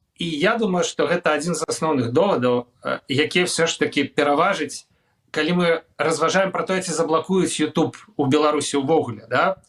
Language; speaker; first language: Belarusian; non-native, local second language; Russian